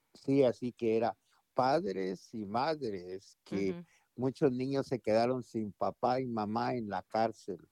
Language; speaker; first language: Spanish; native; Spanish